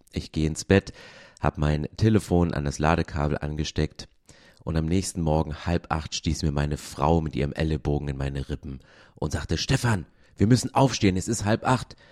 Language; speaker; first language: German; native; German